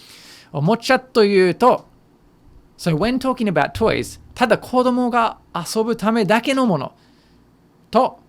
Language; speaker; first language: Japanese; non-native, fluent; English